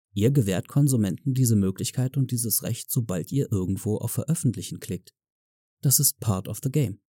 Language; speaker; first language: German; native; German